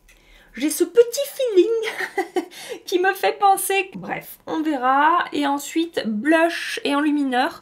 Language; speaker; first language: French; native; French